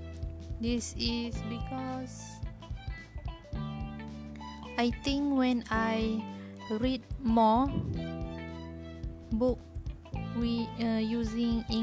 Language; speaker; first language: English; non-native, learner; Malay